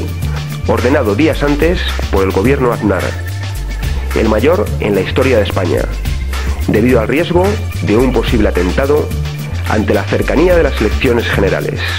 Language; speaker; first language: Spanish; native; Spanish